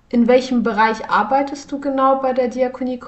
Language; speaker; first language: German; native; German